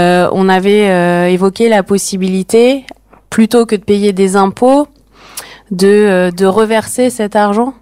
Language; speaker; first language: French; native; French